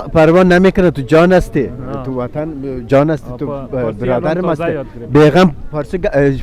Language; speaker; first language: Persian; non-native, local second language; Uzbek